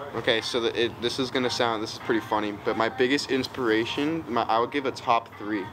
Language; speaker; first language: English; native; English